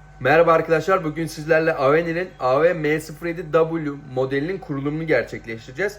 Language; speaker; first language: Turkish; native; Turkish